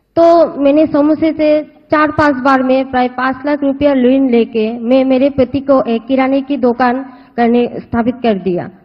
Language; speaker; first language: Hindi; non-native, local second language; Bangla